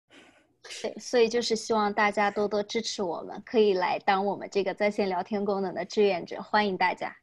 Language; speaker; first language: Chinese; native; Chinese